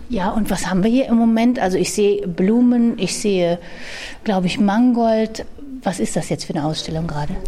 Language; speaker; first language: German; native; German